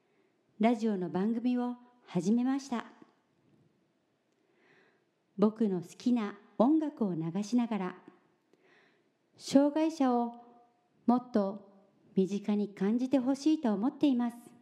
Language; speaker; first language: Japanese; native; Japanese